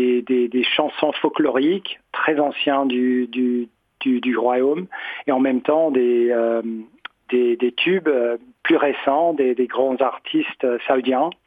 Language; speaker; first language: French; non-native, fluent; English